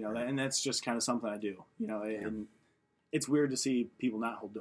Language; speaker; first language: English; native; English